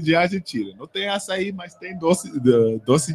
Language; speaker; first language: Portuguese; non-native, fluent; English